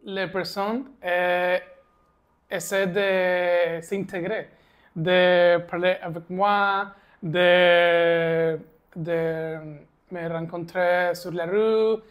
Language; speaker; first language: French; non-native, learner; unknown